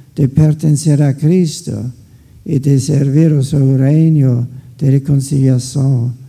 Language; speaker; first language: Portuguese; non-native, fluent; German